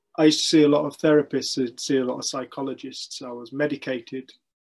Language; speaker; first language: English; native; English